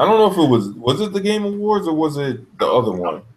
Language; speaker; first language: English; native; English